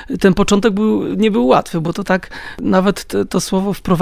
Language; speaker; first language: Polish; native; Polish